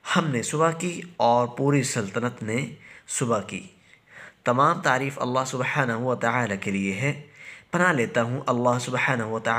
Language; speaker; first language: Urdu; native; Urdu